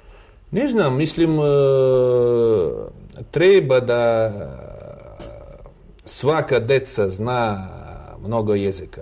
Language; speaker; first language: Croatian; non-native, fluent; Russian